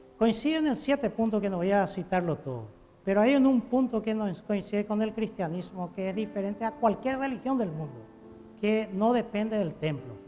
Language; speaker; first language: Spanish; non-native, local second language; Guarani